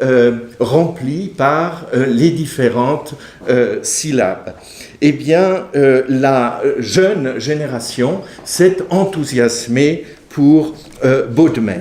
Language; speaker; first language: French; native; French